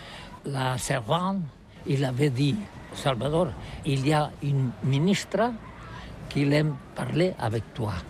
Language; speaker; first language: French; non-native, learner; Catalan